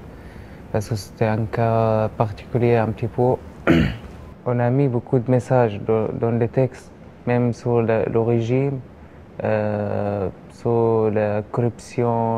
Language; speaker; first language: French; non-native, learner; Arabic